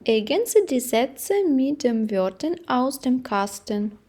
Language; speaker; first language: German; non-native, fluent; Ukrainian